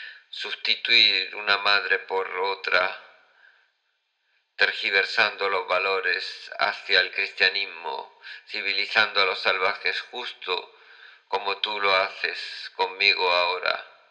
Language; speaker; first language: Spanish; native; Spanish